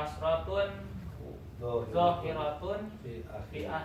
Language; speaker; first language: Arabic; non-native, learner; Indonesian